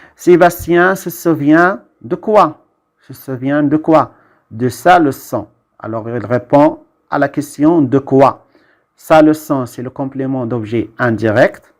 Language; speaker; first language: French; non-native, local second language; Arabic